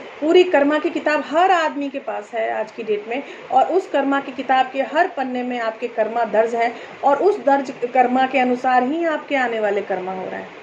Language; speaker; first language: Hindi; native; Hindi